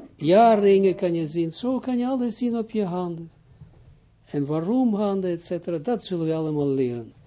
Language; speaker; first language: Dutch; non-native, fluent; Hebrew